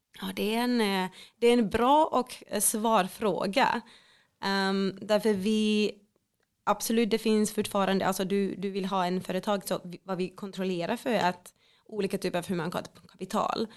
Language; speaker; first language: Swedish; non-native, fluent; Finnish